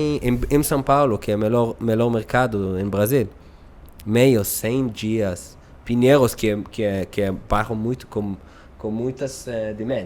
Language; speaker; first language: Portuguese; non-native, learner; Hebrew